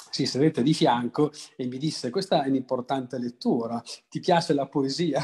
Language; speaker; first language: Italian; native; Italian